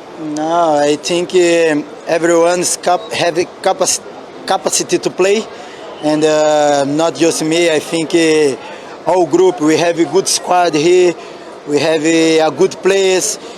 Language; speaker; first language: English; non-native, learner; Portuguese